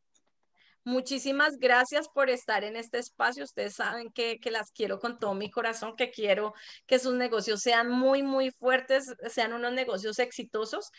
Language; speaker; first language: Spanish; native; Spanish